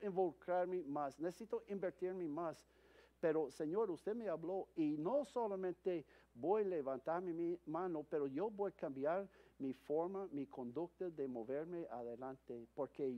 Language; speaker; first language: Spanish; non-native, fluent; English